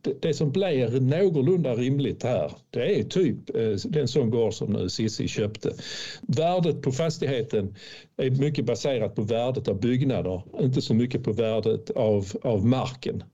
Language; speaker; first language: Swedish; native; Swedish